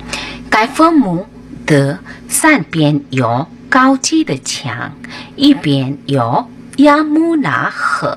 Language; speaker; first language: Chinese; non-native, fluent; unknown